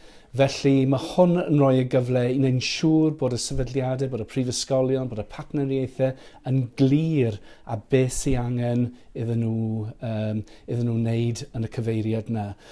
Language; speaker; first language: Welsh; non-native, fluent; English